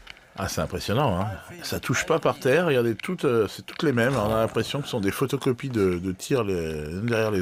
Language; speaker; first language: French; native; French